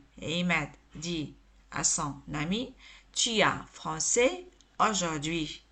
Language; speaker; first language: French; non-native, local second language; Arabic